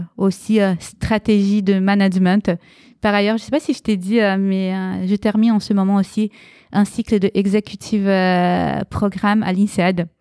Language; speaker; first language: French; early bilingual, other home language; Romanian